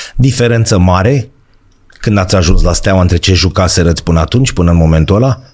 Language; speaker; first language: Romanian; native; Romanian